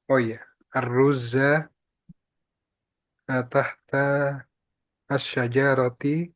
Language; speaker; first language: Arabic; non-native, learner; Indonesian